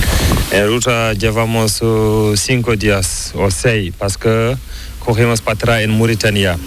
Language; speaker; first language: Spanish; non-native, learner; Fula